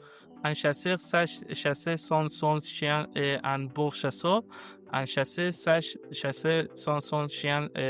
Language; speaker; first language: French; non-native, learner; Persian